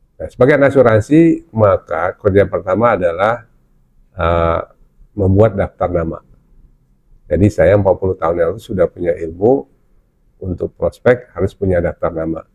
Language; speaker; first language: Indonesian; non-native, local second language; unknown